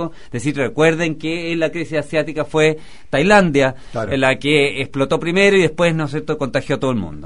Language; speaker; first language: Spanish; native; Spanish